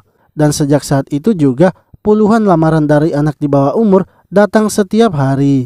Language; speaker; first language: Indonesian; native; Indonesian